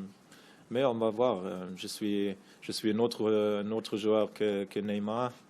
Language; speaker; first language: French; non-native, fluent; German